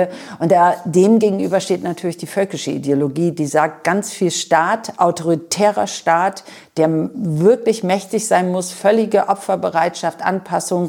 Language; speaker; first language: German; native; German